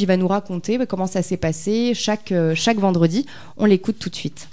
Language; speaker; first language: French; native; French